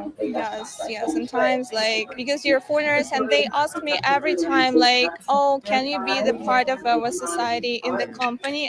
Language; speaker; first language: English; non-native, learner; Ukrainian